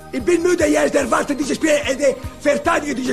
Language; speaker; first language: German; non-native, learner; Italian